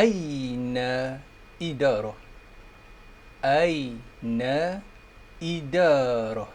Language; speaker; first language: Arabic; non-native, fluent; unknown